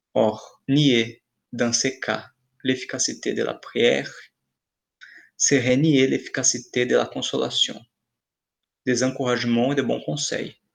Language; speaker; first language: French; non-native, fluent; Portuguese